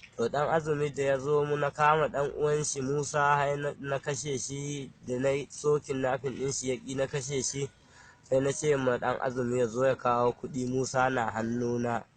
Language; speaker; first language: Hausa; non-native, local second language; Fula